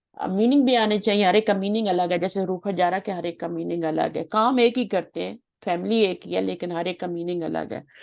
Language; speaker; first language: Urdu; native; Urdu